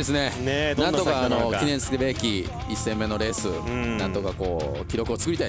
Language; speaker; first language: Japanese; native; Japanese